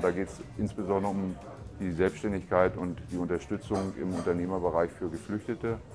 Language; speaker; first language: German; native; German